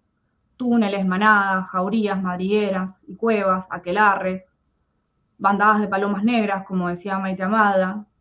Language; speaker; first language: Spanish; native; Spanish